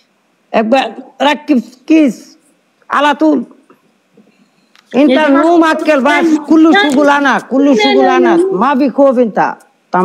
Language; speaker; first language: Arabic; non-native, learner; Bangla